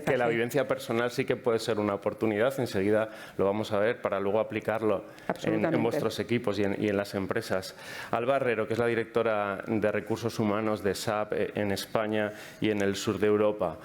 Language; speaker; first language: Spanish; native; Spanish